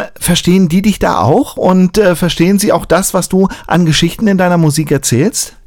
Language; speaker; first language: German; native; German